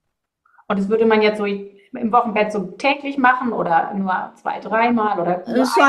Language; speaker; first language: German; native; German